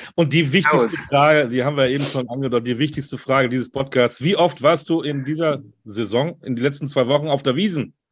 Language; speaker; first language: German; native; German